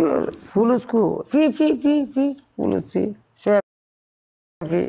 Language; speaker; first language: Arabic; non-native, learner; Bangla